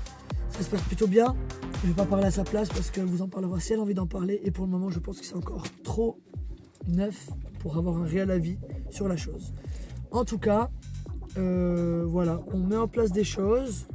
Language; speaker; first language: French; native; French